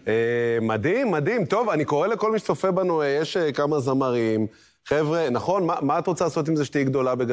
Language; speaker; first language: Hebrew; native; Hebrew